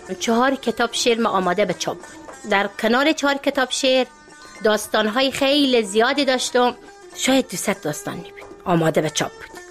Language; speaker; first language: Persian; native; Persian